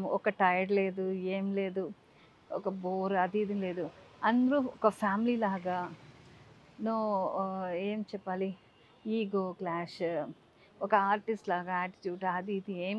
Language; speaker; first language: Telugu; non-native, local second language; Tamil